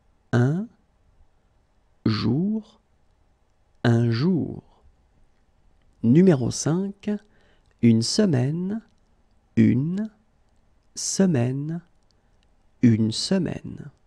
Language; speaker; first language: French; native; French